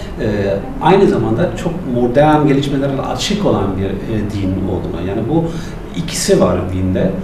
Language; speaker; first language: Turkish; non-native, fluent; German